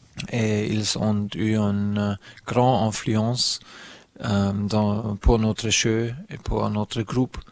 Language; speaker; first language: French; non-native, learner; German